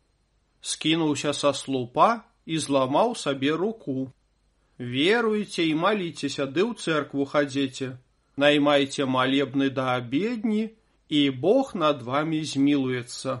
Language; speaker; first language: Belarusian; native; Belarusian